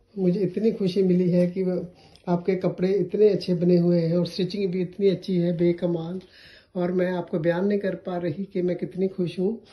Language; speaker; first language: Hindi; non-native, local second language; Punjabi